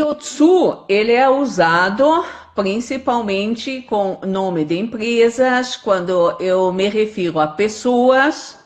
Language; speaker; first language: Portuguese; non-native, fluent; German